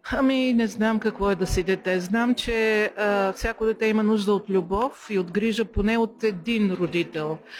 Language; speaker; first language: Bulgarian; native; Bulgarian